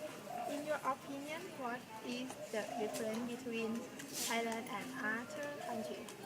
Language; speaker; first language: English; non-native, learner; Thai